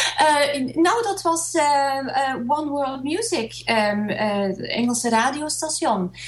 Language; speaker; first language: Dutch; early bilingual, other home language; Hungarian